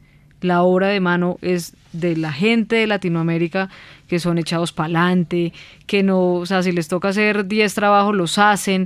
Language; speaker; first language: Spanish; native; Spanish